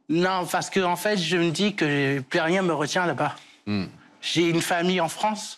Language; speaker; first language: French; early bilingual, other home language; Portuguese